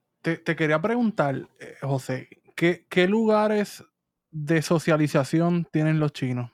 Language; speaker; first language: Spanish; native; Spanish